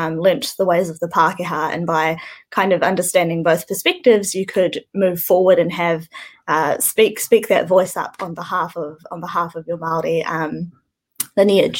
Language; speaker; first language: English; native; English